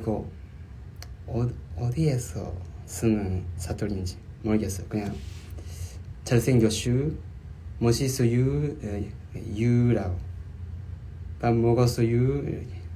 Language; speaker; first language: Korean; non-native, learner; Japanese